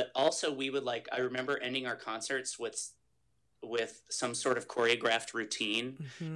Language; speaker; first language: English; native; English